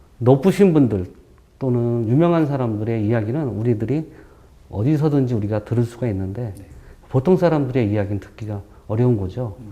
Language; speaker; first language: Korean; native; Korean